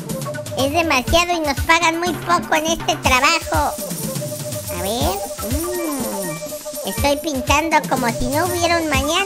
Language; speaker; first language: Spanish; native; Spanish